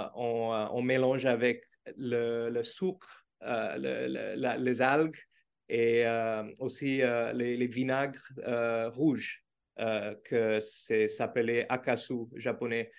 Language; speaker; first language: French; non-native, learner; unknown